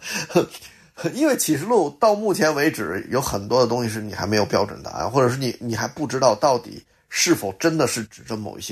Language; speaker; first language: Chinese; native; Chinese